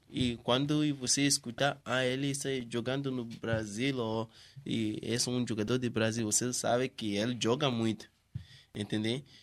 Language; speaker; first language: Portuguese; non-native, learner; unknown